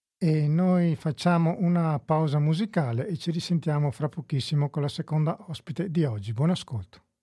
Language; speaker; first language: Italian; native; Italian